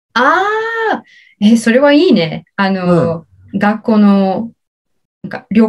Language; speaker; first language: Japanese; non-native, learner; English